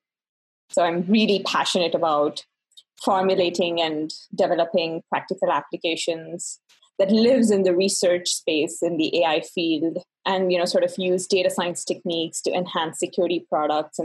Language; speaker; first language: English; non-native, local second language; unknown